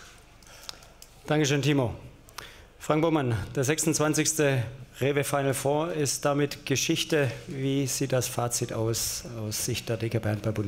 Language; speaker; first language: German; native; German